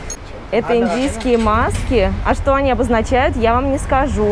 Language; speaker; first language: Russian; native; Russian